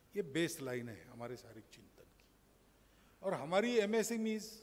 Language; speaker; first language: Hindi; non-native, local second language; Marathi